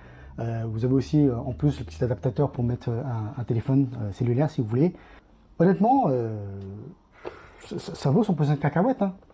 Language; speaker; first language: French; native; French